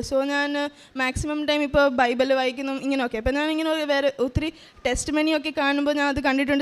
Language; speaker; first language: Malayalam; early bilingual, heritage; Malayalam